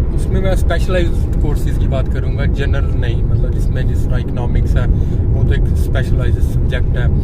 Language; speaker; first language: Urdu; non-native, local second language; Punjabi